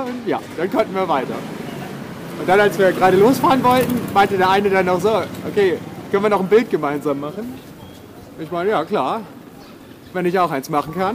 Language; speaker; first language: German; native; German